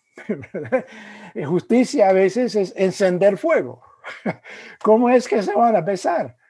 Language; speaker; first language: Spanish; non-native, fluent; English